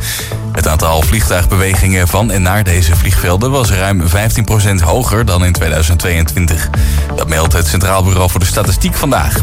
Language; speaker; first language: Dutch; native; Dutch